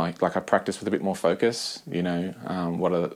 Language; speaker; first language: English; native; English